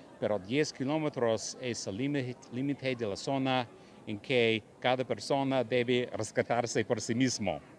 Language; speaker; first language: Spanish; non-native, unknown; English